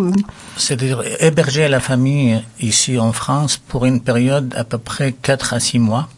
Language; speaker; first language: French; non-native, local second language; Arabic